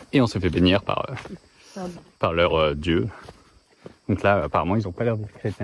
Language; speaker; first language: French; native; French